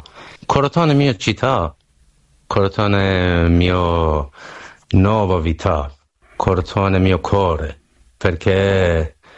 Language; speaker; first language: Italian; non-native, learner; Persian